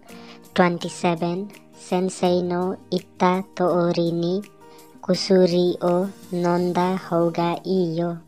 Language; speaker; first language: Japanese; non-native, learner; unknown